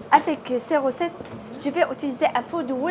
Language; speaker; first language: French; non-native, learner; Arabic